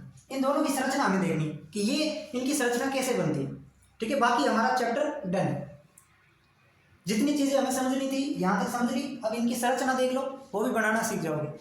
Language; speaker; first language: Hindi; native; Hindi